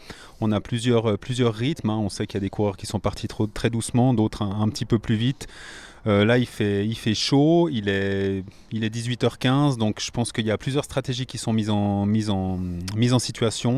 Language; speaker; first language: French; native; French